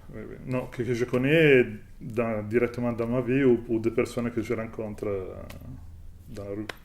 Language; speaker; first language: French; non-native, fluent; Italian